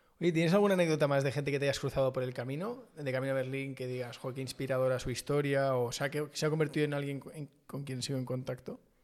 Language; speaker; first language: Spanish; native; Spanish